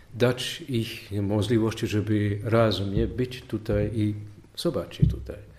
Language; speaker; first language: Polish; non-native, learner; Dutch